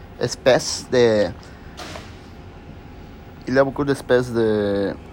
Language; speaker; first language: French; non-native, learner; Spanish